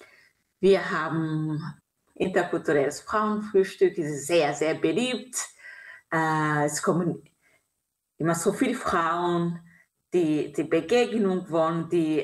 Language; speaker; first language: German; non-native, fluent; Kinyarwanda